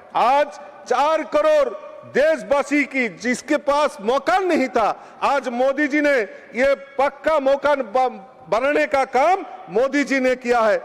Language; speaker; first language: Hindi; non-native, local second language; Bangla